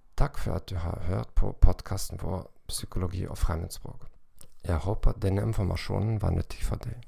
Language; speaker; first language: Norwegian; non-native, learner; German